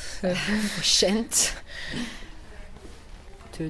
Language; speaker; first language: Norwegian; non-native, learner; Persian